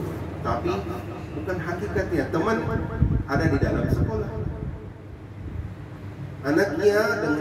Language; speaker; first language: Indonesian; non-native, fluent; Urdu